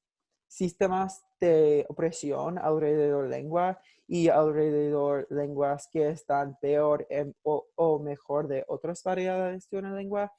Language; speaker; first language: Spanish; non-native, learner; English